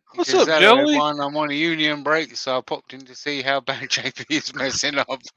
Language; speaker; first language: English; native; English